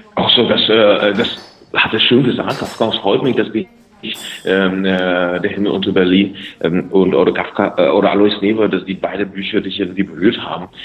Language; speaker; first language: German; non-native, fluent; Czech